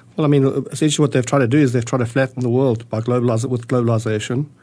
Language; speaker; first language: English; early bilingual, other home language; German